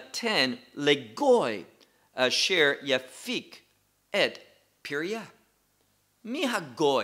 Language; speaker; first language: Hebrew; non-native, fluent; English